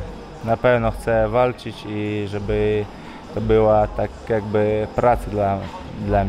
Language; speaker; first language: Polish; non-native, fluent; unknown